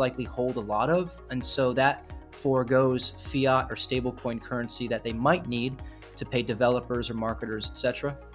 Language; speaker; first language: English; native; English